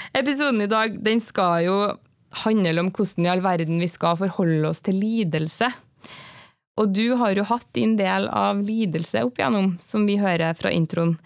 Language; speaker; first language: Norwegian; native; Norwegian